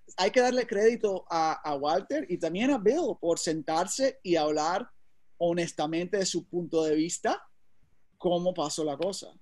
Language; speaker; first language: Spanish; early bilingual, heritage; Spanish